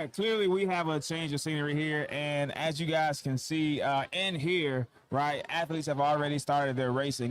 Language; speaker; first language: English; native; English